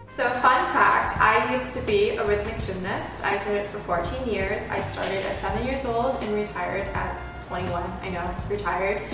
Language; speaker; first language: English; native; English